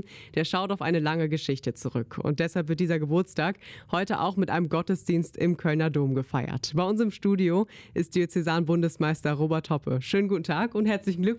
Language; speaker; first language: German; native; German